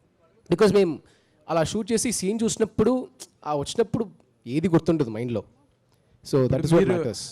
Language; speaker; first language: Telugu; early bilingual, heritage; Telugu